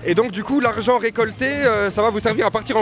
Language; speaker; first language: French; native; French